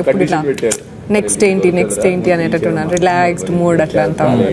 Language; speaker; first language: Telugu; native; Telugu